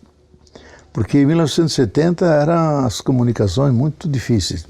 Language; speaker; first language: Portuguese; native; Portuguese